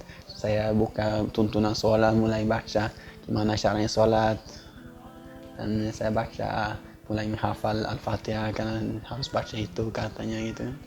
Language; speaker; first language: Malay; non-native, fluent; Swedish